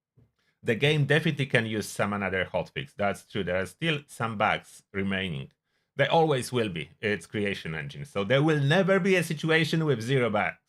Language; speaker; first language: English; non-native, fluent; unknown